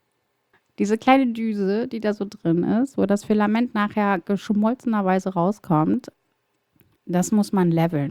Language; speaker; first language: German; native; German